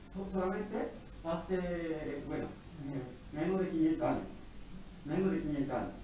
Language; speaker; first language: Spanish; non-native, learner; Japanese